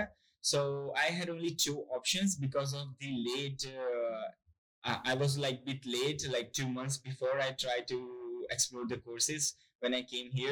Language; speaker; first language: English; non-native, local second language; Gujarati